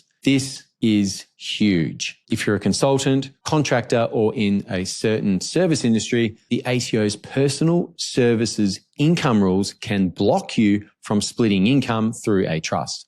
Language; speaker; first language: English; native; English